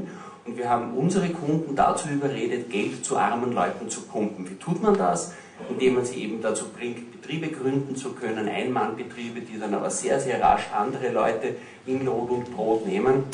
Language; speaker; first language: German; native; German